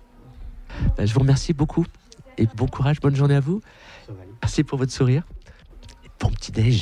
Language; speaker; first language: French; native; French